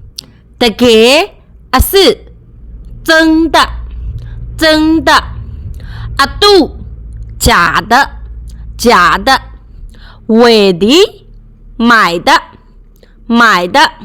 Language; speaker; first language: Chinese; non-native, fluent; Burmese